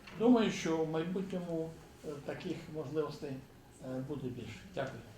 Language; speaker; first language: Ukrainian; native; Ukrainian